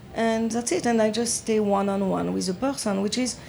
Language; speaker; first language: English; non-native, fluent; French